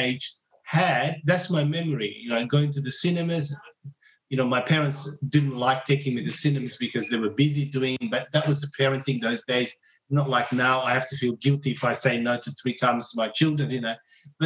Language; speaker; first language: English; non-native, fluent; Somali